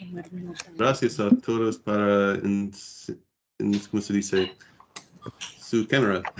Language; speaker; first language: Spanish; non-native, learner; English